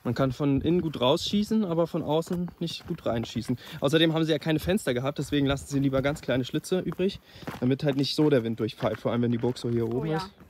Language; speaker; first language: German; native; German